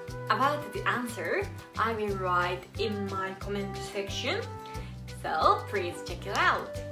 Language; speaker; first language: English; non-native, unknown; Japanese